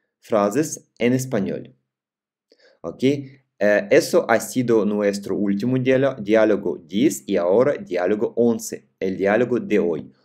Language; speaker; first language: Spanish; non-native, fluent; Russian